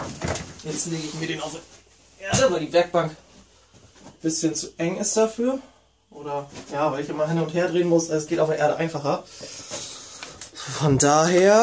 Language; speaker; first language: German; native; German